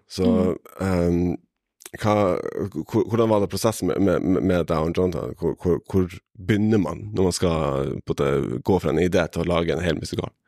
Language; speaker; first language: Norwegian; native; Norwegian